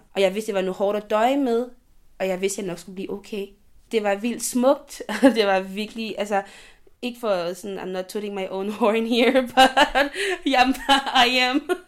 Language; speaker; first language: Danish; early bilingual, other home language; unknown